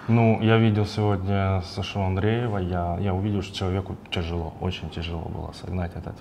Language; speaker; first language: Russian; native; Russian